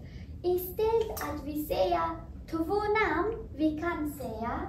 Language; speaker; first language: Swedish; non-native, fluent; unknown